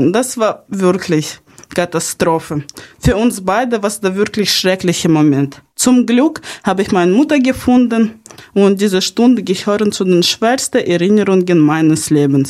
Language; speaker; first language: German; non-native, fluent; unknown